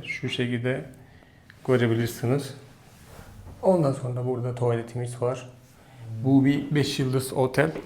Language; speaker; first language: Turkish; non-native, fluent; Hindi